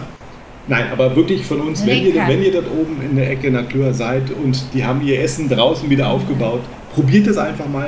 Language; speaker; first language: German; native; German